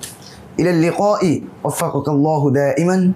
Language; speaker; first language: Arabic; non-native, learner; Bangla